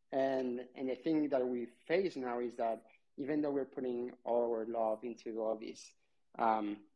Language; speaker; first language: English; non-native, fluent; Spanish